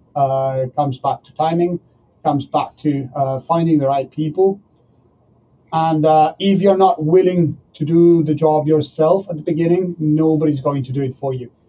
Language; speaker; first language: English; non-native, fluent; Spanish